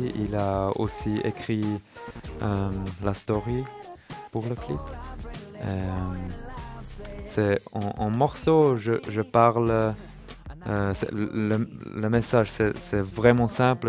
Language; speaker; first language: French; non-native, learner; German